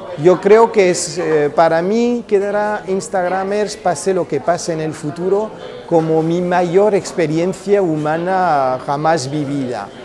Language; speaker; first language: Spanish; early bilingual, heritage; Spanish